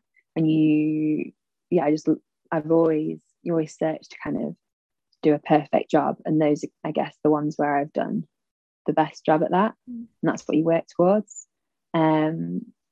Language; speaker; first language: English; native; English